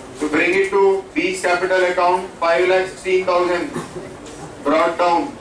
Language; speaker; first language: English; non-native, local second language; Telugu